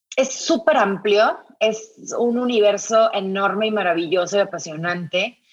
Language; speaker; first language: Spanish; native; Spanish